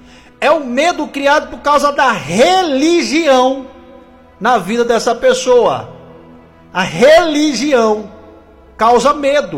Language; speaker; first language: Portuguese; native; Portuguese